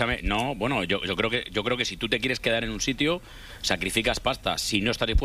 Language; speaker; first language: Spanish; native; Spanish